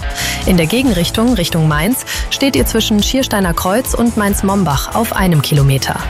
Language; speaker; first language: German; native; German